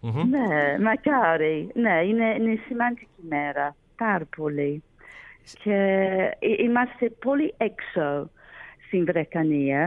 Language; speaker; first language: Greek; non-native, learner; English